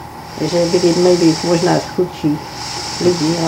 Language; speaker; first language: Czech; early bilingual, heritage; Czech